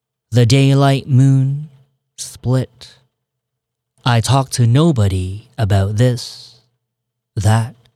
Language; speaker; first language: English; non-native, local second language; Cantonese